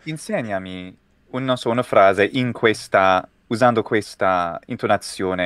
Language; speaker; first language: Italian; non-native, fluent; English